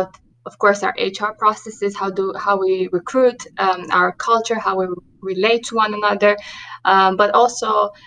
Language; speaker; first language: English; non-native, fluent; Romanian